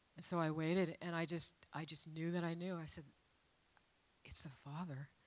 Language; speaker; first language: English; native; English